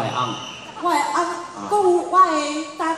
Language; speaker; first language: Chinese; non-native, local second language; Min Nan Chinese